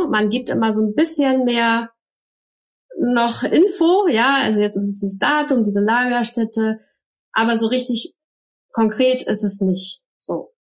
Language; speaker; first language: German; native; German